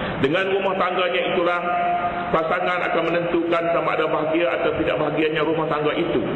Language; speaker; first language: Malay; native; Malay